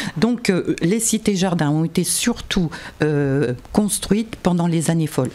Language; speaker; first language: French; native; French